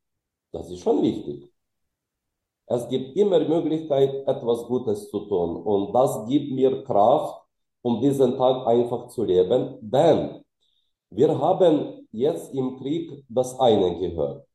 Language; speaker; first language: German; non-native, fluent; Ukrainian